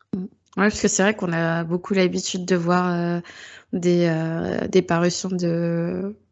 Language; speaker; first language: French; native; French